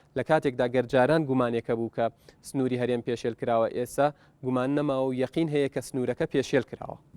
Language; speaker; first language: Central Kurdish; native; Central Kurdish